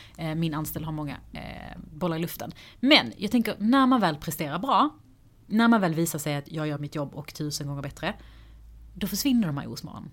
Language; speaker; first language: Swedish; early bilingual, other home language; Persian